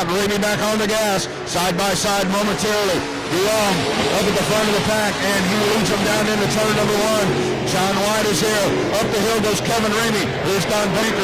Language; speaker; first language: English; native; English